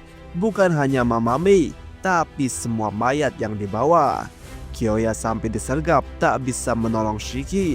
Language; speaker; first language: Indonesian; native; Indonesian